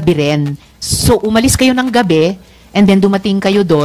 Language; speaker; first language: Filipino; native; Filipino